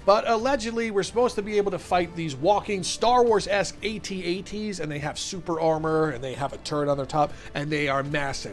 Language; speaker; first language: English; native; English